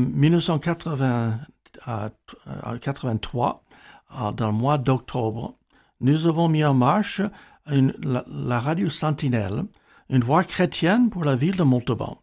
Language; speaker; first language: French; non-native, fluent; English